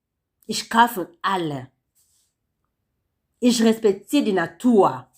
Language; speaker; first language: German; non-native, learner; Lingala